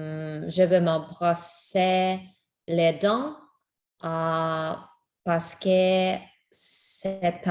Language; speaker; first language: French; non-native, learner; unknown